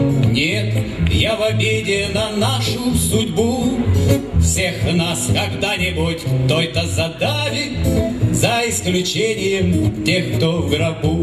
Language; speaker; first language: Russian; native; Russian